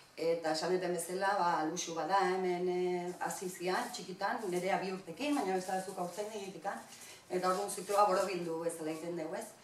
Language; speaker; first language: Basque; native; Basque